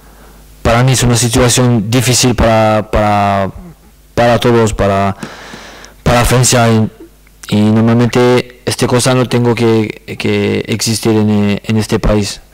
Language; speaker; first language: Spanish; non-native, learner; French